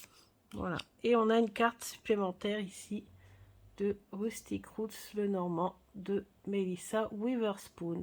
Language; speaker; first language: French; native; French